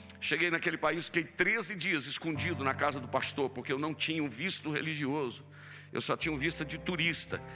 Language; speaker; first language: Portuguese; native; Portuguese